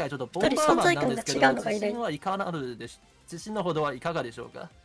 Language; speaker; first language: Japanese; native; Japanese